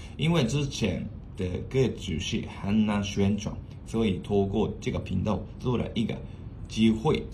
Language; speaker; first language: Chinese; non-native, fluent; Japanese